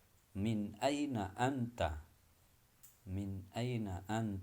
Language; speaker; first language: Arabic; non-native, fluent; Indonesian